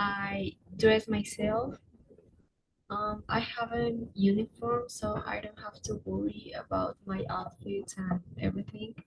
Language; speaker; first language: English; non-native, fluent; Spanish